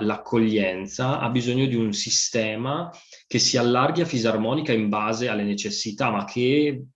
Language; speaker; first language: Italian; native; Italian